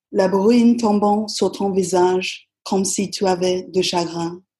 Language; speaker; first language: French; non-native, fluent; English